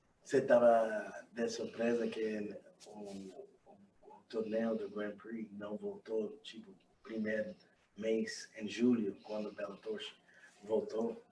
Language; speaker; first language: Portuguese; non-native, learner; English